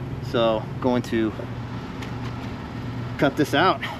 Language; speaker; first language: English; native; English